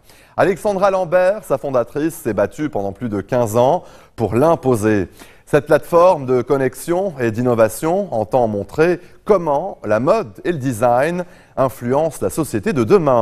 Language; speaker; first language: French; non-native, local second language; Arabic